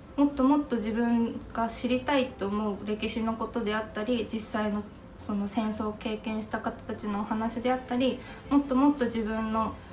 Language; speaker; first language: Japanese; native; Japanese